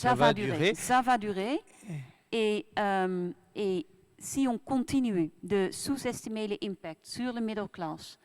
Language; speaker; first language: French; non-native, fluent; Dutch